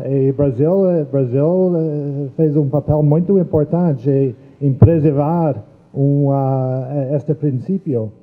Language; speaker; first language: Portuguese; non-native, fluent; English